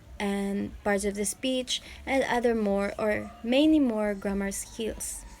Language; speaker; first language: English; non-native, fluent; Filipino